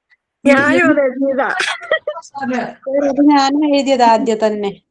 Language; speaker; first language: Malayalam; native; Malayalam